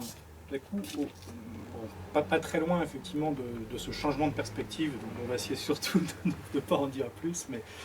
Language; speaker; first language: French; native; French